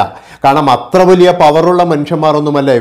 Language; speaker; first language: Malayalam; native; Malayalam